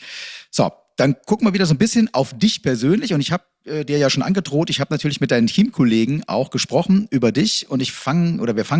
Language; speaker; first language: German; native; German